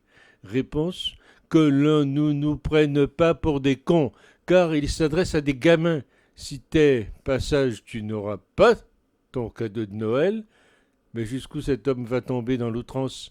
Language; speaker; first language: French; native; French